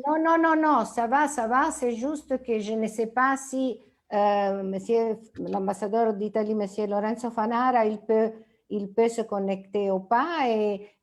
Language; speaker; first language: French; non-native, fluent; Italian